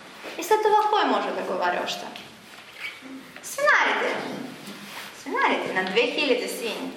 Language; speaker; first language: Bulgarian; non-native, learner; Russian